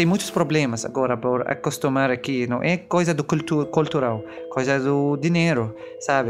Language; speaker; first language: Portuguese; non-native, learner; Arabic